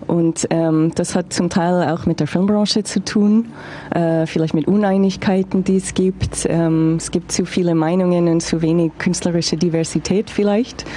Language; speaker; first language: German; non-native, fluent; English